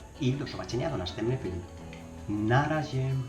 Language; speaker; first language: Polish; non-native, learner; Spanish